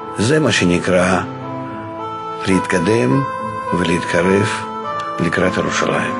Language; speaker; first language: Hebrew; non-native, fluent; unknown